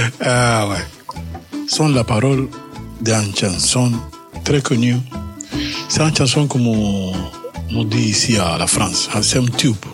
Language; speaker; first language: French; non-native, learner; Spanish